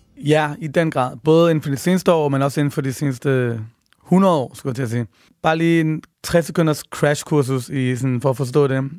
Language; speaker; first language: Danish; early bilingual, other home language; Persian